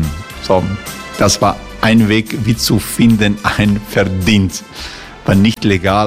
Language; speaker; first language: German; non-native, fluent; Croatian